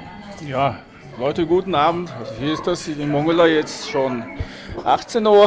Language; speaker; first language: German; non-native, fluent; Mongolian